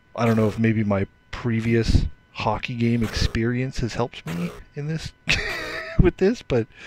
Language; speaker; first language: English; native; English